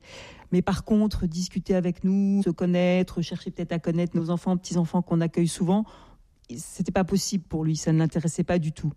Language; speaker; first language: French; native; French